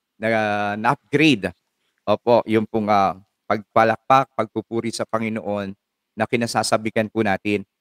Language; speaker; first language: Filipino; non-native, local second language; Iloko